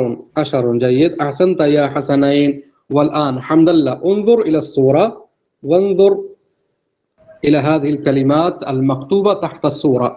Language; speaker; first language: Arabic; non-native, fluent; Urdu